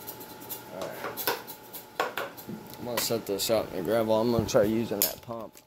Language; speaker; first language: English; native; English